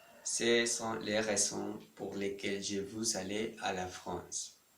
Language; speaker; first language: French; non-native, learner; Spanish